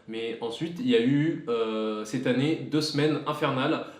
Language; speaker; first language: French; native; French